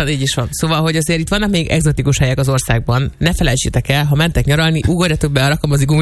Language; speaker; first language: Hungarian; native; Hungarian